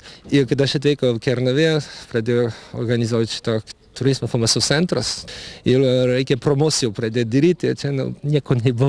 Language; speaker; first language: Lithuanian; non-native, learner; French